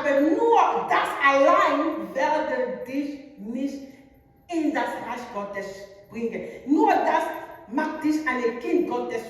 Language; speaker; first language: German; non-native, learner; French